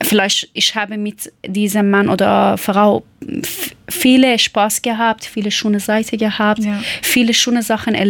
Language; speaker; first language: German; non-native, learner; Persian